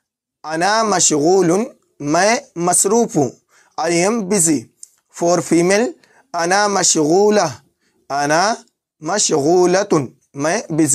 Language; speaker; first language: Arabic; non-native, fluent; Urdu